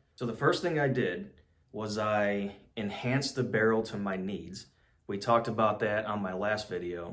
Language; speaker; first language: English; native; English